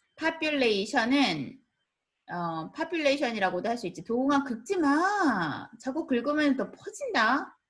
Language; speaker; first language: Korean; native; Korean